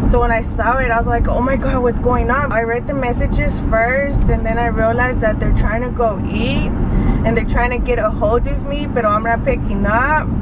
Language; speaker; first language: English; early bilingual, other home language; Spanish